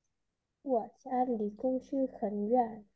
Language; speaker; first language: Chinese; non-native, learner; Vietnamese